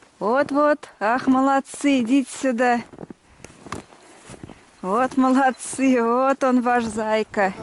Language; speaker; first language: Russian; native; Russian